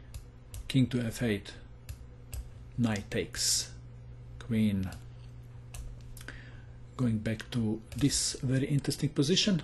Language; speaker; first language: English; non-native, fluent; Croatian